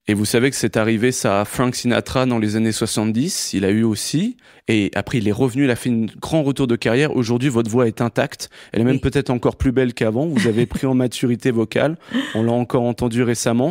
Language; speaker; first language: French; native; French